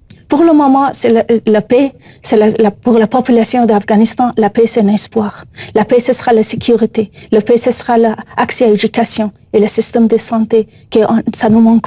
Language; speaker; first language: French; non-native, learner; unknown